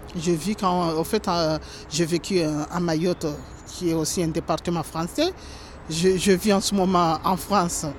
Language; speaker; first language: French; non-native, local second language; Ngazidja Comorian